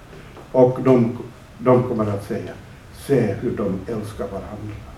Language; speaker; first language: Swedish; non-native, fluent; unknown